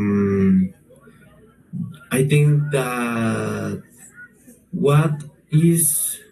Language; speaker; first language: English; non-native, learner; Spanish